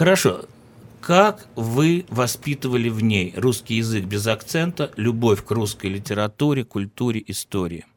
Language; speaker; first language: Russian; native; Russian